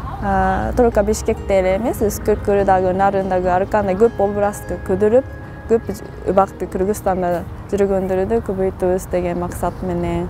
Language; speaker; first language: Kyrgyz; non-native, fluent; Japanese